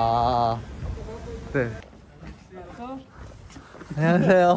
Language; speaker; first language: Korean; non-native, local second language; Chinese